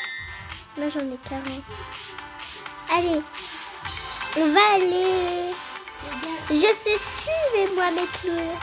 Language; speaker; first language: French; native; French